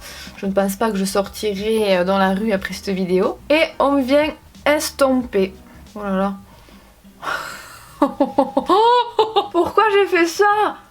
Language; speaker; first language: French; native; French